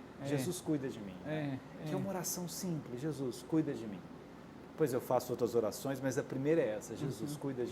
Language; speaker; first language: Portuguese; native; Portuguese